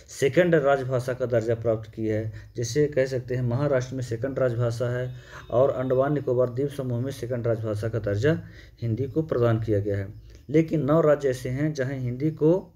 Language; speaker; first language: Hindi; native; Hindi